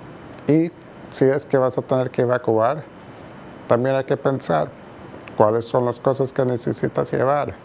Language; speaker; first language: Spanish; non-native, fluent; English